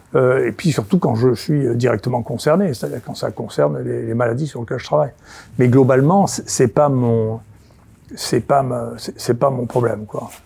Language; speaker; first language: French; native; French